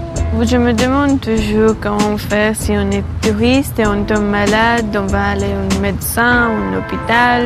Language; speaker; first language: French; non-native, learner; Romanian